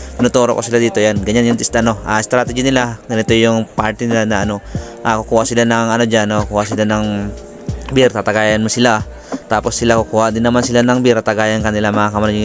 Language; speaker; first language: Filipino; non-native, local second language; Bikol